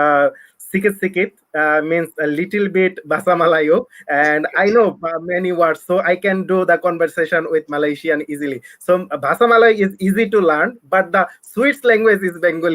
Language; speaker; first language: English; non-native, fluent; Bangla